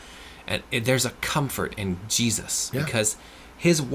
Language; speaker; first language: English; non-native, fluent; French